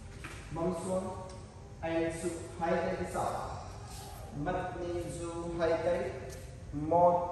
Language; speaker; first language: Vietnamese; non-native, learner; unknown